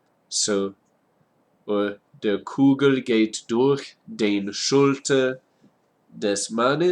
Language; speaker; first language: German; non-native, learner; English